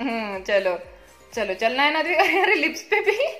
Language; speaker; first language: Hindi; native; Hindi